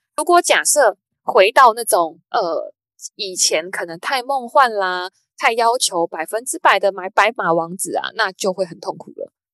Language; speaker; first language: Chinese; native; Chinese